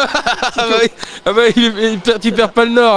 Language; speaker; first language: French; native; French